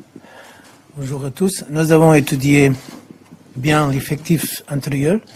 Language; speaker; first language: French; non-native, fluent; Portuguese